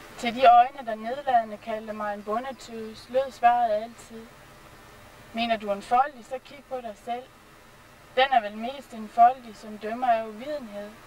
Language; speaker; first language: Danish; native; Danish